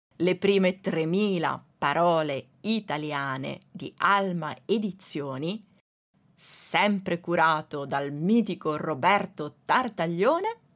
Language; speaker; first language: Italian; native; Italian